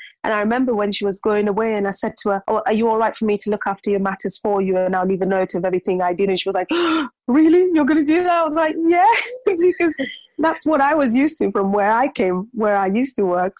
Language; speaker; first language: English; non-native, local second language; Yoruba